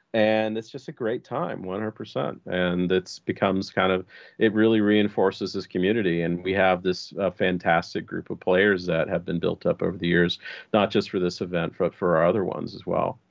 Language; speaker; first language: English; native; English